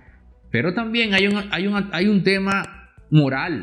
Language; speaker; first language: Spanish; native; Spanish